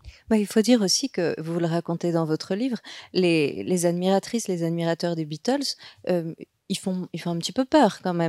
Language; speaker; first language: French; native; French